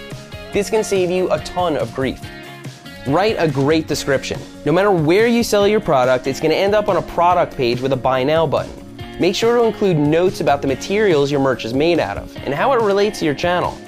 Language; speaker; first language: English; native; English